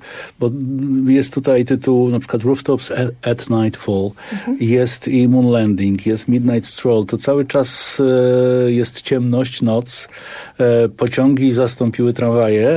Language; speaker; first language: Polish; native; Polish